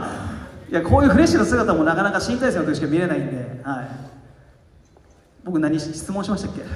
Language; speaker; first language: Japanese; native; Japanese